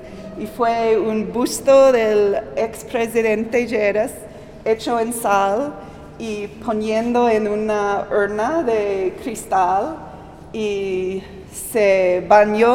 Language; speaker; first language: Spanish; non-native, fluent; English